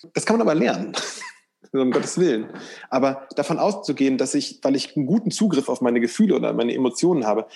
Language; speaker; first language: German; native; German